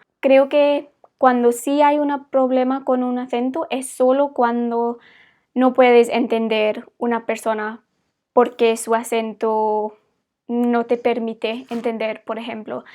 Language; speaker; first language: Spanish; non-native, fluent; English